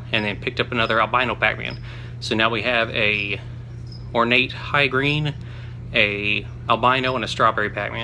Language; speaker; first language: English; native; English